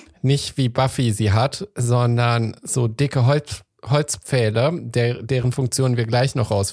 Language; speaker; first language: German; native; German